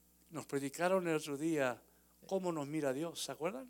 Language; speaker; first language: Spanish; native; Spanish